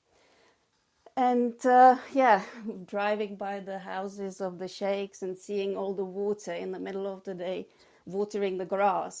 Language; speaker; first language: English; non-native, fluent; Czech